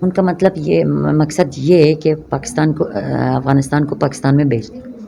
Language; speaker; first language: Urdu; non-native, local second language; Persian